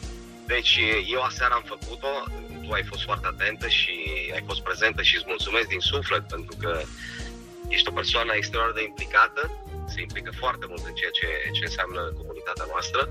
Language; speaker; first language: Romanian; native; Romanian